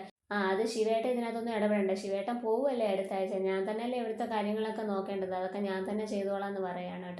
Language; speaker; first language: Malayalam; native; Malayalam